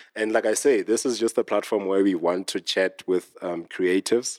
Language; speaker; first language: English; non-native, local second language; Southern Sotho